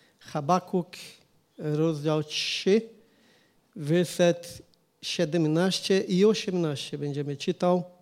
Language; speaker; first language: Polish; non-native, learner; Portuguese